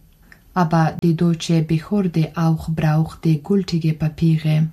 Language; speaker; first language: German; non-native, learner; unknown